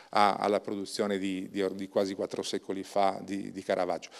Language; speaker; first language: Italian; native; Italian